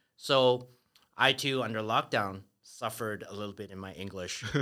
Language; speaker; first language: English; native; English